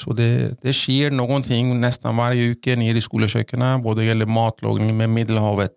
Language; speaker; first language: Norwegian; non-native, fluent; Greek